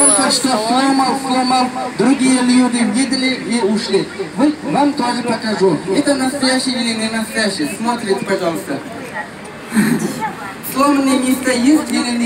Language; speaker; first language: Russian; non-native, learner; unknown